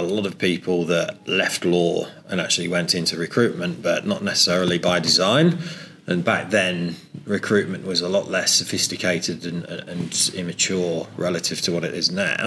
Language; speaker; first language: English; native; English